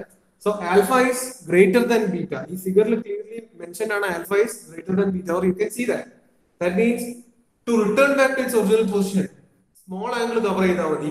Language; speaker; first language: English; non-native, local second language; Malayalam